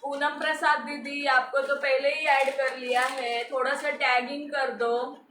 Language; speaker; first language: Hindi; non-native, local second language; Marathi